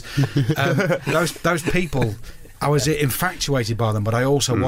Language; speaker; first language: English; native; English